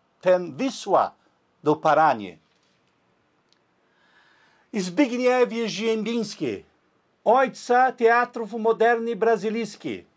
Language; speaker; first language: Polish; non-native, learner; Portuguese